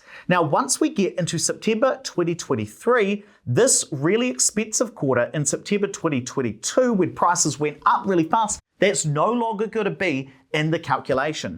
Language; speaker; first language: English; native; English